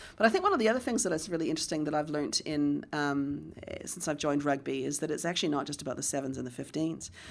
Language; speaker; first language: English; native; English